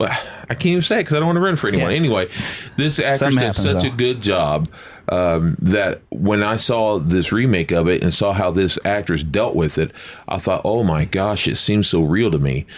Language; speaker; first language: English; native; English